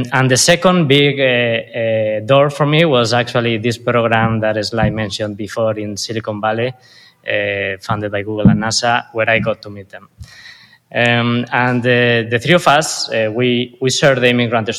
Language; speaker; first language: English; non-native, fluent; Spanish